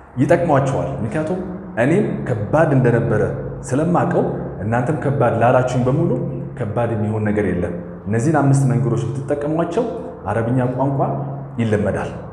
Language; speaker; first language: Amharic; non-native, fluent; Arabic